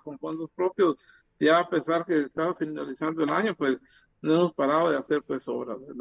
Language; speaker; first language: Spanish; native; Spanish